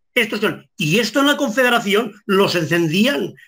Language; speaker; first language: Spanish; native; Spanish